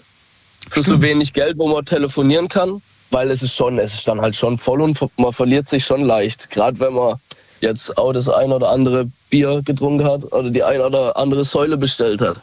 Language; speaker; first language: German; native; German